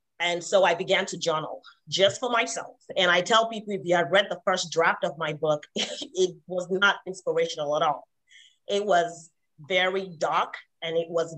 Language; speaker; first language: English; non-native, local second language; Igbo